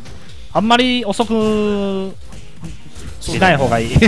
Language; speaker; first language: Japanese; non-native, learner; Chinese